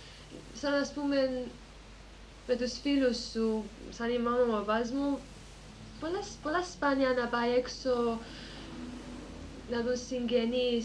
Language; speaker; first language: Greek; early bilingual, heritage; Greek